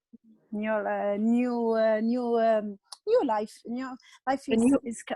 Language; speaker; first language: English; non-native, learner; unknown